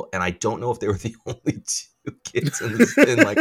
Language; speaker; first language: English; native; English